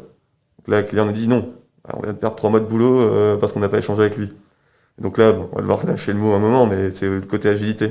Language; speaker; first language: French; native; French